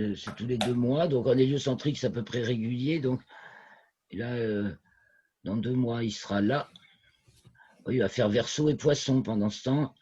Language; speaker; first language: French; native; French